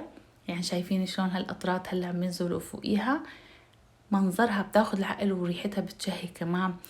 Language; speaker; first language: Arabic; native; Arabic